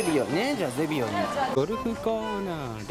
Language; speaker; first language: Japanese; native; Japanese